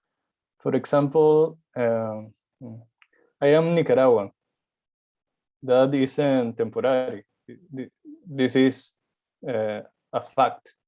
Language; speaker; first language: English; non-native, learner; Spanish